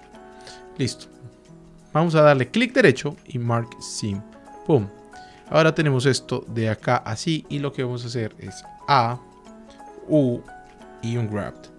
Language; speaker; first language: Spanish; native; Spanish